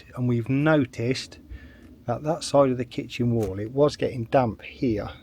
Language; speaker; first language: English; native; English